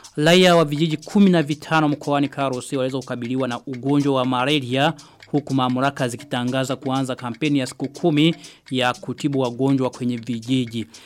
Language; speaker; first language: Swahili; non-native, local second language; Rundi